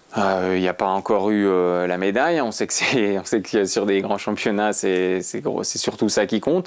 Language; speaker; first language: French; native; French